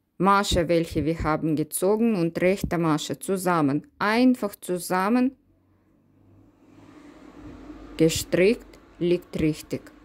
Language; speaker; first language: German; non-native, learner; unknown